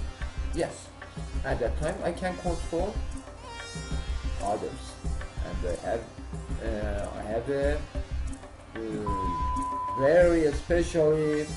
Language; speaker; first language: English; non-native, learner; Persian